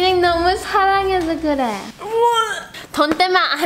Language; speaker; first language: Korean; early bilingual, heritage; English